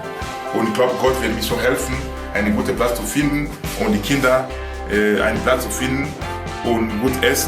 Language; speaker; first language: German; non-native, learner; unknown